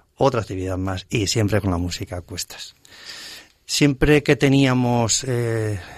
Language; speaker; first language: Spanish; native; Spanish